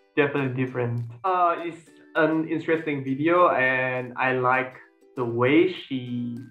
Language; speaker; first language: English; non-native, learner; Vietnamese